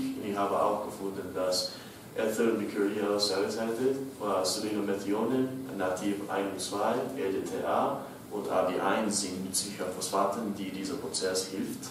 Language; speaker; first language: German; non-native, learner; English